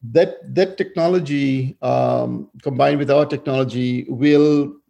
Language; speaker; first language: English; non-native, fluent; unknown